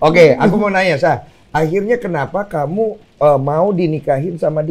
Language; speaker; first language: Indonesian; native; Indonesian